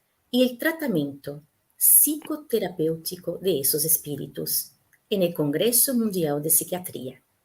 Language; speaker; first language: Spanish; native; Spanish